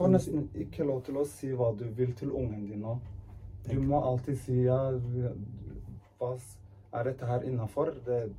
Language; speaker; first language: Norwegian; early bilingual, other home language; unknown